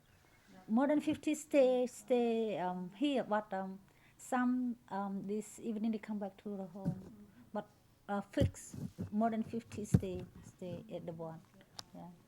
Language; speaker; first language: English; non-native, learner; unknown